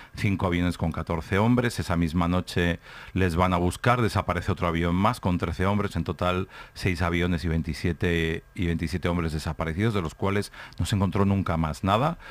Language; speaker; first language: Spanish; native; Spanish